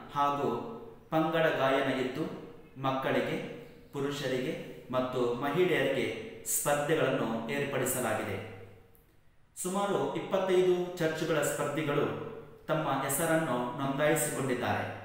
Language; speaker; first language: Kannada; non-native, local second language; Konkani